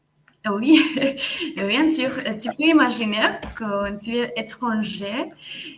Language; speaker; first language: French; non-native, fluent; Spanish